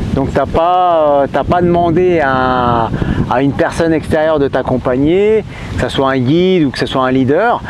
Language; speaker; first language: French; native; French